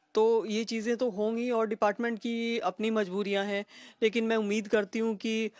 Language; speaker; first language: Hindi; native; Hindi